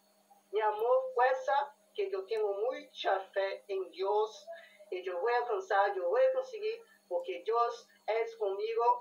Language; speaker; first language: Spanish; non-native, learner; Portuguese